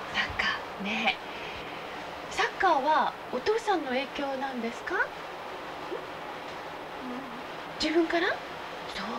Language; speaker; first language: Japanese; native; Japanese